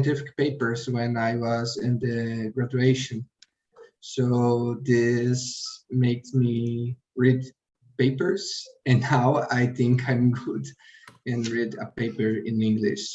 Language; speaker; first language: English; non-native, learner; Portuguese